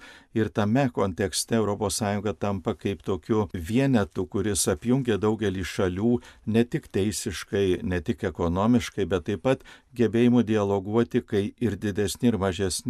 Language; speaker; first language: Lithuanian; native; Lithuanian